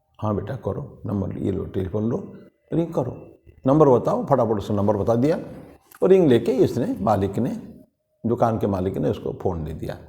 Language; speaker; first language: Hindi; non-native, local second language; Odia